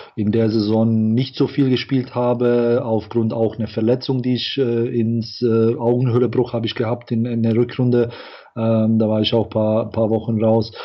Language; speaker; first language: German; non-native, fluent; Bosnian